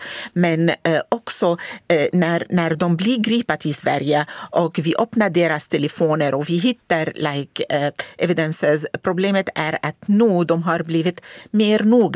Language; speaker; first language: Swedish; non-native, learner; Arabic